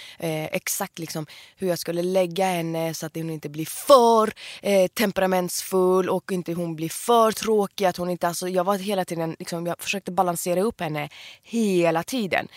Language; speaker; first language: Swedish; early bilingual, other home language; Persian